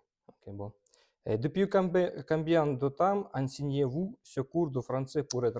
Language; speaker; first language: French; non-native, learner; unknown